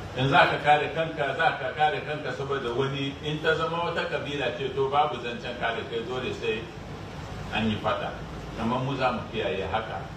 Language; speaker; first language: Hausa; non-native, local second language; Arabic